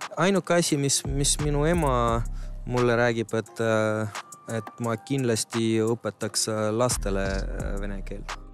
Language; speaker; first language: Estonian; non-native, local second language; Russian